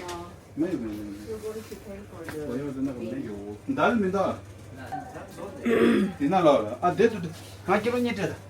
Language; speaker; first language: Chinese; non-native, fluent; Tibetan